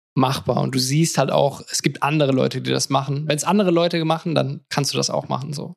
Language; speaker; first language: German; native; German